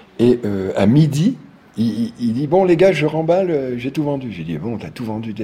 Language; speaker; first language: French; native; French